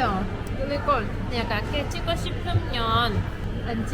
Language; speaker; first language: Korean; non-native, learner; Thai